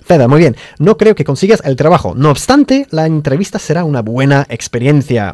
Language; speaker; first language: Spanish; non-native, fluent; English